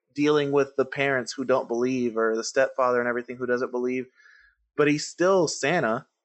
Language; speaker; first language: English; non-native, fluent; Spanish